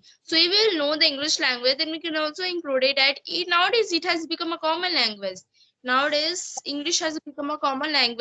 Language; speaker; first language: English; non-native, learner; Hindi